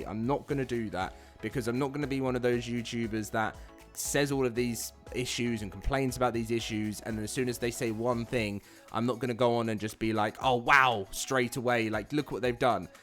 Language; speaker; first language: English; native; English